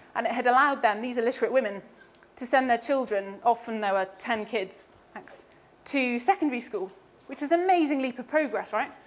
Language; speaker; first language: English; native; English